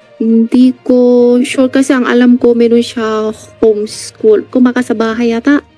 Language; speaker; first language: Filipino; non-native, learner; Chinese